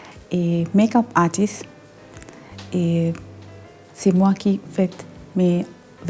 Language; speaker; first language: French; non-native, learner; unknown